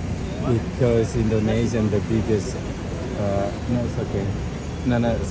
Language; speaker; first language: English; non-native, learner; Indonesian